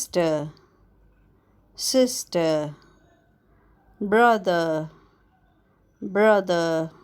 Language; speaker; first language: English; non-native, fluent; Arabic